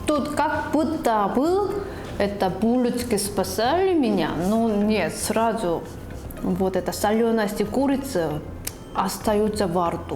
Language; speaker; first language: Russian; non-native, learner; Korean